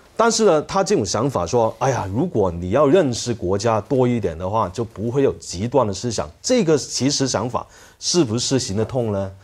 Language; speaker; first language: Chinese; non-native, fluent; Cantonese